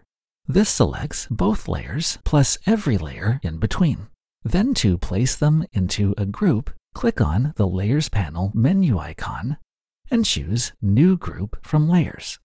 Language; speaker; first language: English; native; English